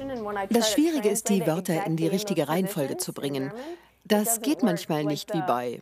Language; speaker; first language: German; early bilingual, heritage; English